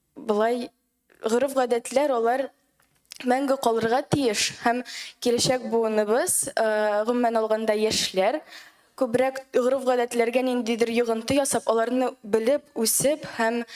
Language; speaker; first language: Tatar; native; Tatar